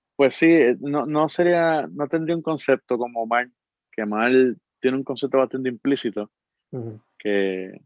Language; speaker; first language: Spanish; native; Spanish